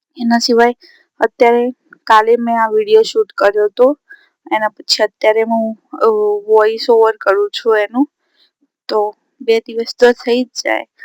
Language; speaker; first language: Gujarati; non-native, local second language; Marathi